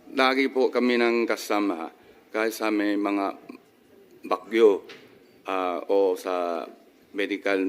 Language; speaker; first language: Filipino; non-native, learner; Chinese